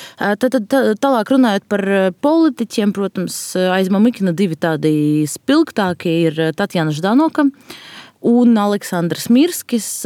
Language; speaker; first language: Latvian; non-native, local second language; Russian